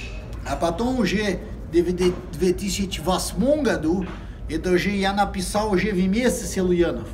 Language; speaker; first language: Russian; non-native, fluent; Portuguese